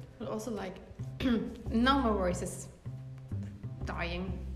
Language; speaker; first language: English; non-native, fluent; German